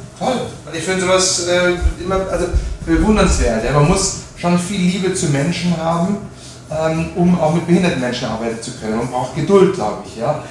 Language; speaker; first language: German; native; German